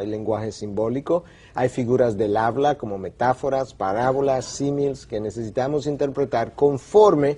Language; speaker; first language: Spanish; native; Spanish